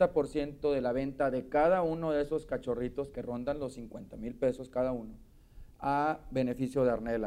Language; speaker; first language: Spanish; native; Spanish